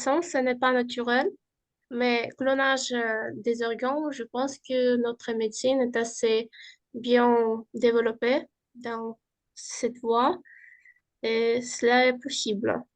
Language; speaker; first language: French; non-native, fluent; Uzbek